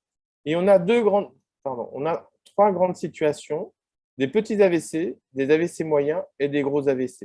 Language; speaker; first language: French; native; French